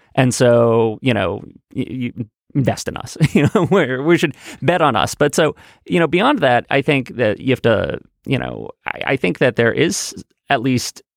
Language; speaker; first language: English; native; English